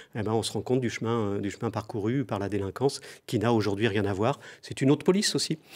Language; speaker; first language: French; native; French